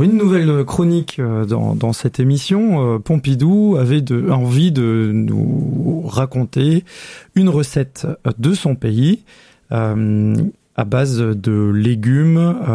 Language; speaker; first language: French; native; French